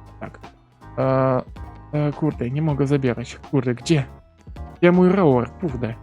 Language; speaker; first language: Polish; non-native, learner; Ukrainian